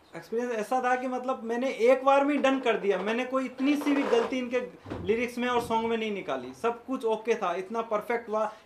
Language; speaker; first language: Hindi; native; Hindi